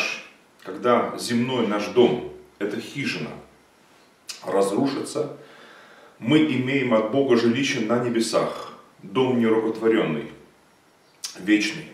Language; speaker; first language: Russian; native; Russian